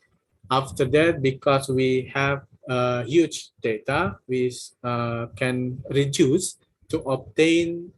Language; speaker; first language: English; non-native, fluent; Indonesian